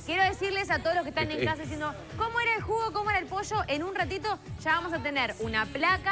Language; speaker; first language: Spanish; native; Spanish